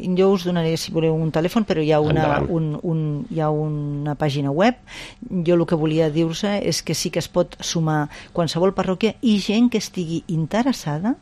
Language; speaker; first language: Catalan; non-native, local second language; Spanish